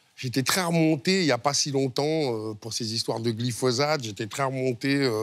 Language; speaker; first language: French; native; French